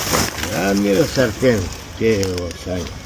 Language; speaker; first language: Spanish; non-native, learner; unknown